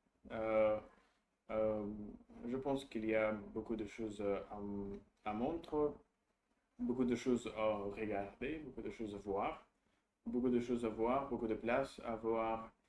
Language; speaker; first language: French; non-native, learner; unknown